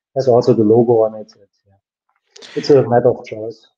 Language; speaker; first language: English; non-native, fluent; German